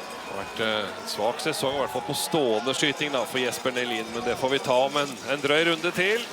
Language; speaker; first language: Norwegian; native; Norwegian